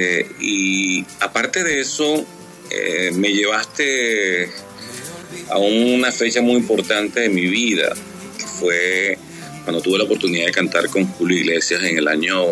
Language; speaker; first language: Spanish; native; Spanish